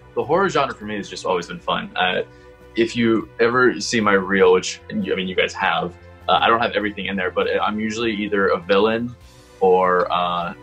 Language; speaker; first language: English; native; English